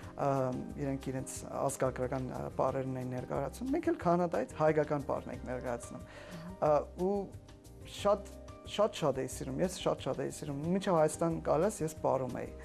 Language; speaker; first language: Armenian; early bilingual, heritage; Armenian